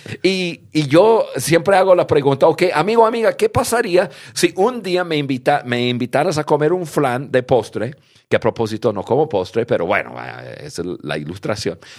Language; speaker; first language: Spanish; early bilingual, heritage; English